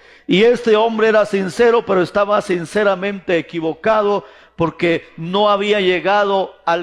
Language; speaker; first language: Spanish; native; Spanish